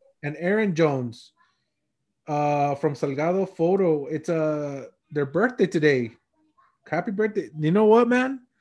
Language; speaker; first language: English; early bilingual, other home language; Spanish